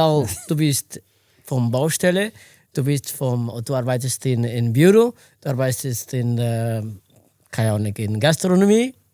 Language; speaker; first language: German; non-native, learner; Portuguese